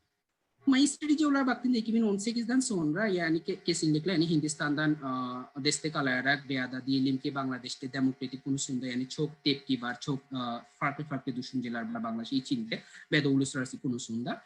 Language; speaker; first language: Turkish; non-native, learner; Bangla